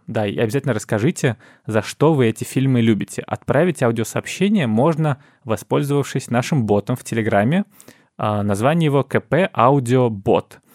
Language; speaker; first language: Russian; native; Russian